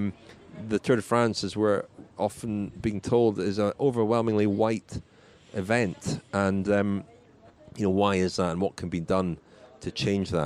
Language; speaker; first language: English; native; English